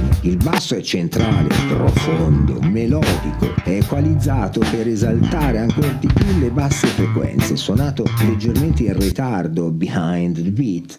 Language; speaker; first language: Italian; native; Italian